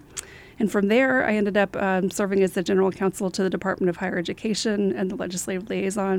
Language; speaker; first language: English; native; English